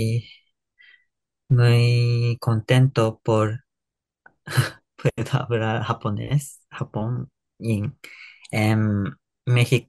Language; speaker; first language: Spanish; non-native, learner; Japanese